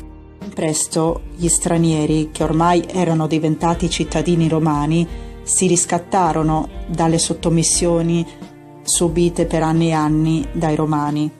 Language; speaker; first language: Italian; native; Italian